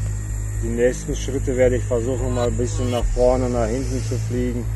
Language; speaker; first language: German; non-native, fluent; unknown